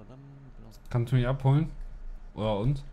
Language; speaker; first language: German; native; German